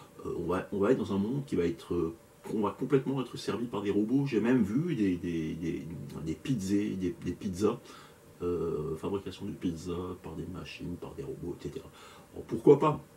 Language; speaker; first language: French; native; French